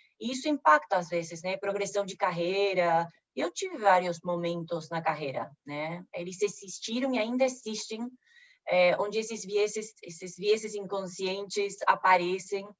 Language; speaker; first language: Portuguese; non-native, fluent; Spanish